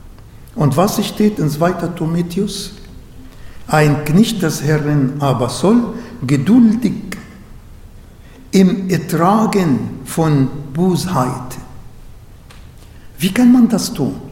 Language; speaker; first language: German; non-native, learner; Arabic